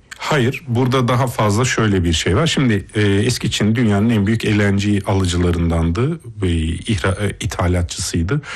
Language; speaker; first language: Turkish; native; Turkish